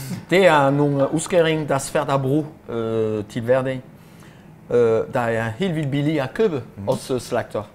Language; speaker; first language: Danish; non-native, fluent; French